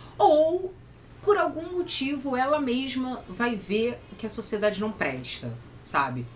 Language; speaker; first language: Portuguese; native; Portuguese